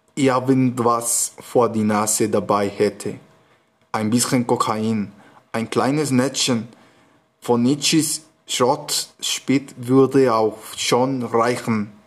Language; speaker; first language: German; non-native, learner; Spanish